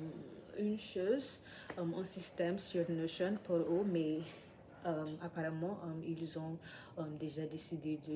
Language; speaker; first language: French; non-native, learner; English